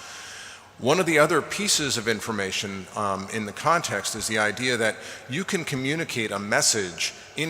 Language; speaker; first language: English; native; English